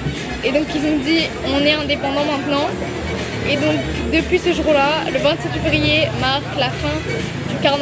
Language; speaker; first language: French; native; French